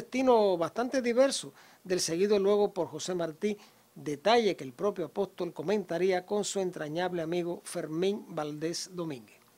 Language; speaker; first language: Spanish; native; Spanish